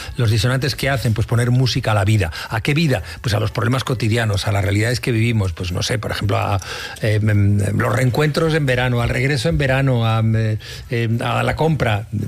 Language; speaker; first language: Spanish; native; Spanish